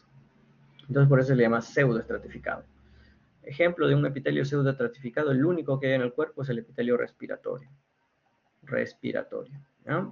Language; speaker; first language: Spanish; native; Spanish